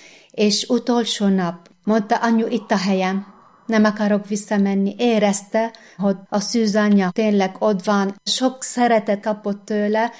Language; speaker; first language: Hungarian; non-native, fluent; Arabic